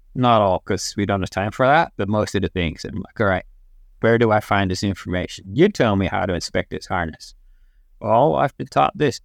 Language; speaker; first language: English; non-native, fluent; Dutch